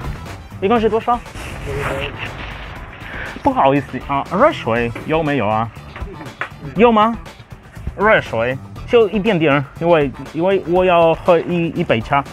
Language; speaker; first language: Chinese; non-native, learner; Spanish